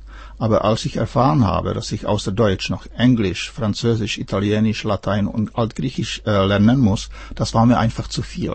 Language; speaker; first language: German; non-native, fluent; Czech